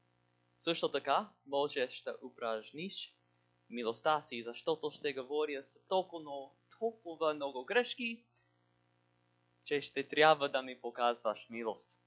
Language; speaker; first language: Bulgarian; non-native, learner; English